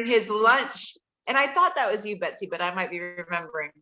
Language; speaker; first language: English; native; English